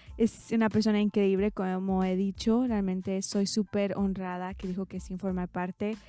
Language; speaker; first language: Spanish; early bilingual, heritage; Spanish